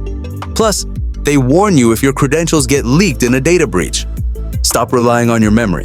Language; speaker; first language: English; native; English